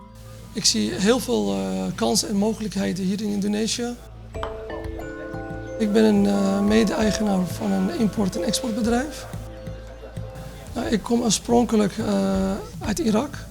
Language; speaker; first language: Dutch; early bilingual, other home language; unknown